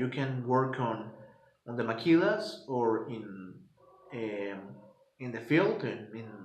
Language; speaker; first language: English; non-native, fluent; Spanish